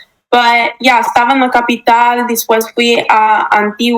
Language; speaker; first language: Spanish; early bilingual, heritage; English